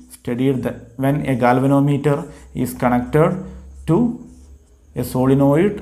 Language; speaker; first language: English; non-native, local second language; Malayalam